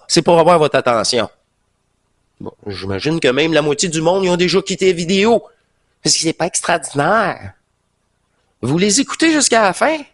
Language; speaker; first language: French; native; French